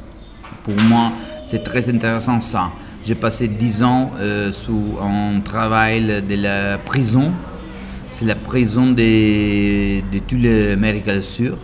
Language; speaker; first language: French; non-native, learner; Italian